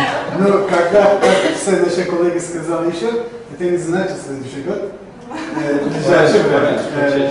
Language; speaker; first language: Russian; non-native, learner; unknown